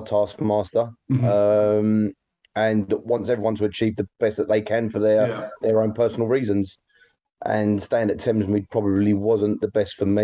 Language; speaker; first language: English; native; English